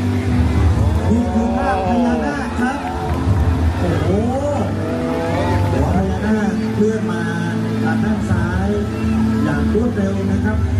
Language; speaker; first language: Thai; native; Thai